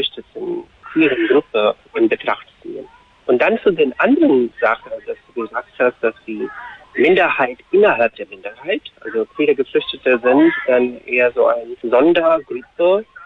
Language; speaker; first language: German; non-native, fluent; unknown